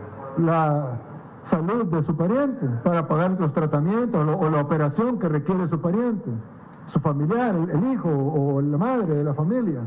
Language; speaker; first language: Spanish; native; Spanish